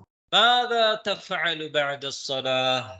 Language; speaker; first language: Arabic; non-native, fluent; Tamil